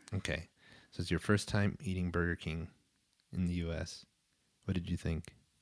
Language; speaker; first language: English; early bilingual, other home language; Spanish